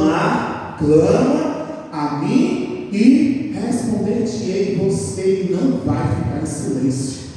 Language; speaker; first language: Portuguese; native; Portuguese